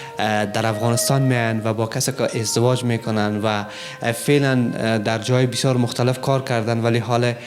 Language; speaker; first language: Persian; native; Persian